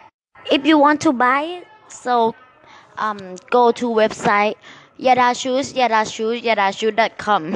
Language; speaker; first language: English; non-native, learner; Thai